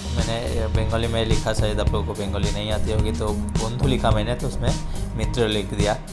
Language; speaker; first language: Hindi; non-native, local second language; Bangla